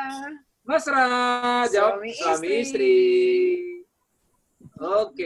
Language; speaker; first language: Indonesian; native; Indonesian